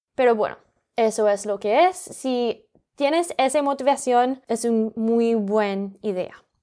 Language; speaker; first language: Spanish; non-native, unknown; English